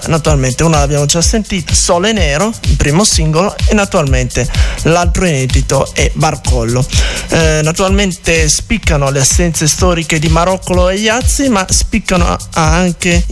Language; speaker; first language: Italian; native; Italian